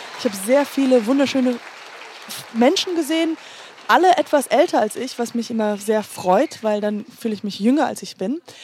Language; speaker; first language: German; native; German